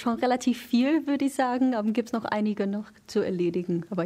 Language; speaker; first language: German; non-native, fluent; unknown